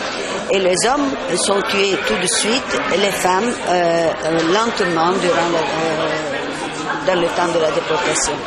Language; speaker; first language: French; non-native, fluent; Italian